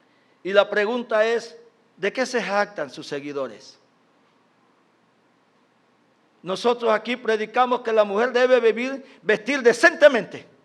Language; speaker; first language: Spanish; native; Spanish